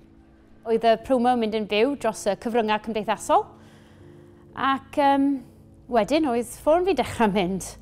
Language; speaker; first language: Welsh; native; Welsh